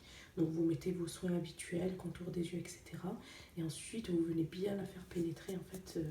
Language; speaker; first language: French; native; French